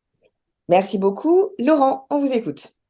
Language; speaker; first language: French; native; French